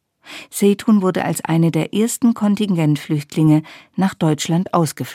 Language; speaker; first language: German; native; German